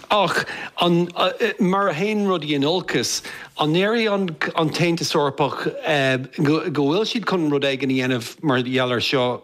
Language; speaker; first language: Irish; non-native, local second language; English